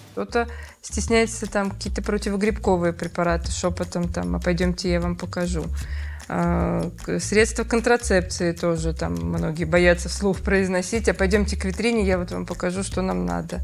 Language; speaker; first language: Russian; native; Russian